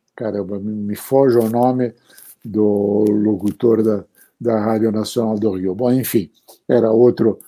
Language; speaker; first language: Portuguese; non-native, fluent; Italian